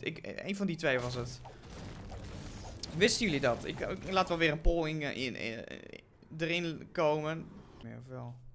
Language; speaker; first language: Dutch; native; Dutch